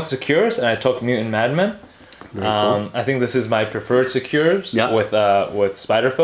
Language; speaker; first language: English; native; English